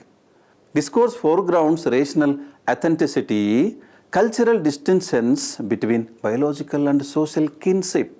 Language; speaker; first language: English; non-native, local second language; Telugu